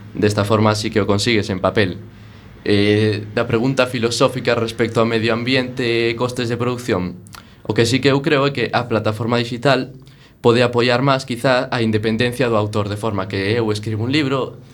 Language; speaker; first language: Galician; non-native, local second language; Spanish